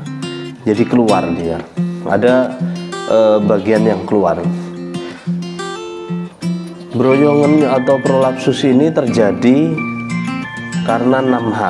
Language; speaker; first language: Indonesian; non-native, local second language; Javanese